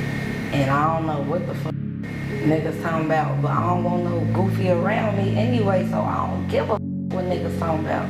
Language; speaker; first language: English; native; English